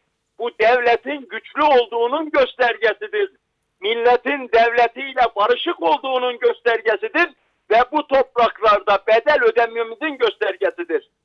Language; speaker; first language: Turkish; native; Turkish